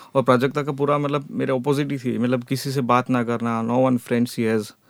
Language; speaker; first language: Hindi; non-native, local second language; Gujarati